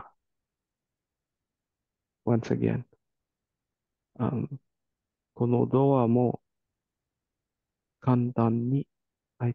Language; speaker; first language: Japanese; non-native, learner; English